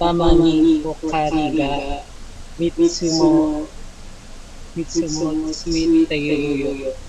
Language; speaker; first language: Japanese; non-native, learner; Filipino